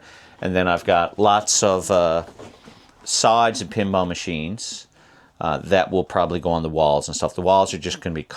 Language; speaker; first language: English; native; English